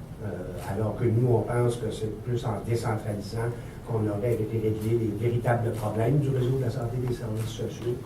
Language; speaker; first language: French; native; French